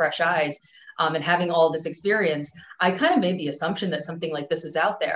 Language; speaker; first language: English; native; English